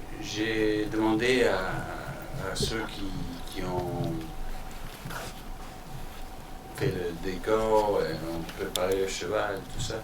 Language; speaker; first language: French; non-native, fluent; Danish